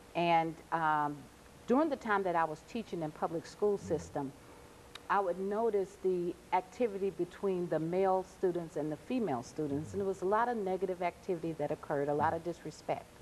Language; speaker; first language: English; native; English